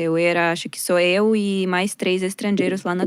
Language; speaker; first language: Portuguese; non-native, learner; Russian